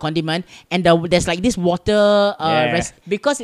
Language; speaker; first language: English; native; English